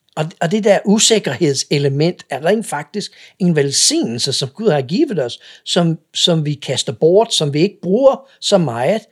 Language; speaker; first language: Danish; non-native, fluent; English